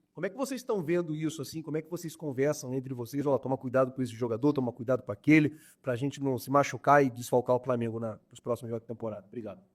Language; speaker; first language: Portuguese; native; Portuguese